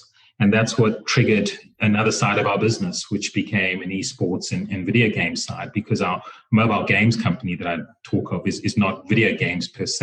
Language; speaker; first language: English; native; English